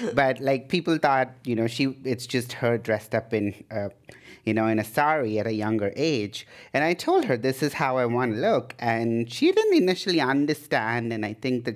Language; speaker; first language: English; non-native, local second language; Tamil